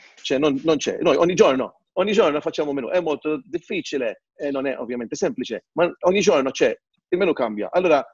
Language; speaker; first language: Italian; non-native, fluent; Maltese